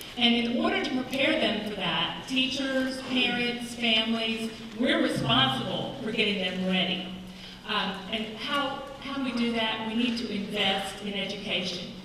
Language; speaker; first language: English; native; English